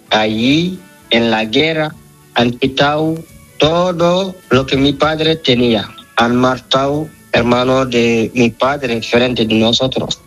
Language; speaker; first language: Spanish; non-native, learner; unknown